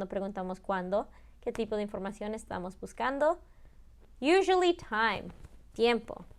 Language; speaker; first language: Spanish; early bilingual, heritage; Spanish